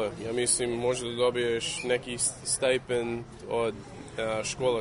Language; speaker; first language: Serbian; early bilingual, heritage; English